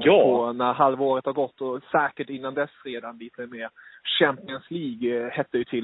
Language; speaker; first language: Swedish; native; Swedish